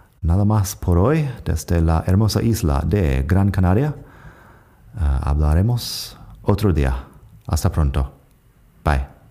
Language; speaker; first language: Spanish; non-native, fluent; English